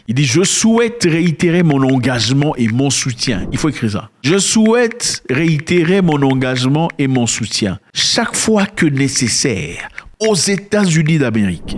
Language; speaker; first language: French; non-native, local second language; Lingala